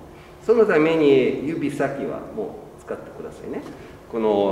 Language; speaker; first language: Japanese; non-native, learner; Russian